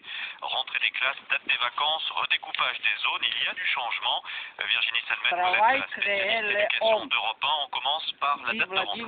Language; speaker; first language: French; native; French